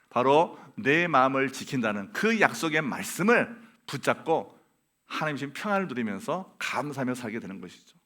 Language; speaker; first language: Korean; native; Korean